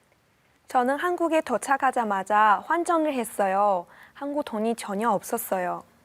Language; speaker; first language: Korean; non-native, learner; Chinese